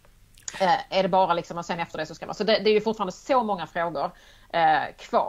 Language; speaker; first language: Swedish; native; Swedish